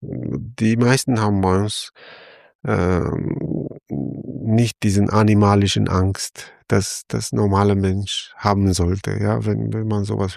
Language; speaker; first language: German; non-native, fluent; Armenian